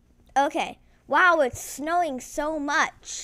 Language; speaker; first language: English; native; English